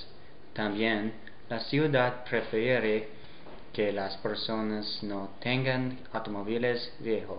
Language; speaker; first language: Spanish; non-native, learner; English